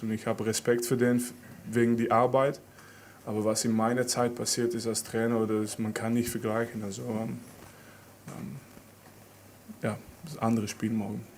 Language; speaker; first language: German; non-native, fluent; French